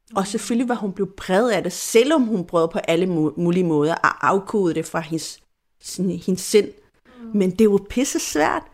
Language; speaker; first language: Danish; non-native, fluent; Spanish